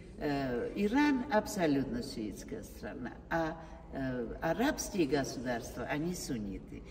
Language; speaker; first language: Russian; non-native, fluent; Armenian